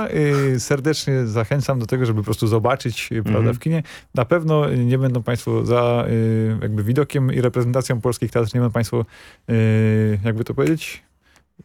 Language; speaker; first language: Polish; native; Polish